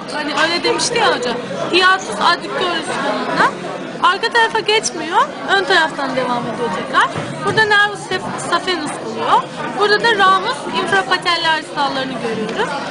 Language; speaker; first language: Turkish; native; Turkish